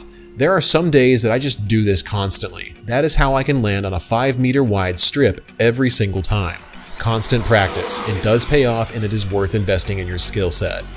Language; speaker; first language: English; native; English